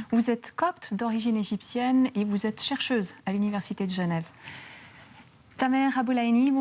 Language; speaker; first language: French; native; French